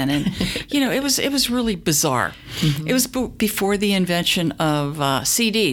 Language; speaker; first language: English; native; English